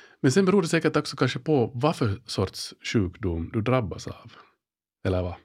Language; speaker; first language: Swedish; native; Swedish